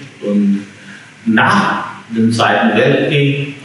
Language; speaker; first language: German; non-native, fluent; English